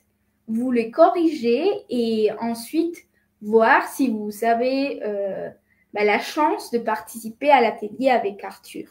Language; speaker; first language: French; non-native, fluent; Spanish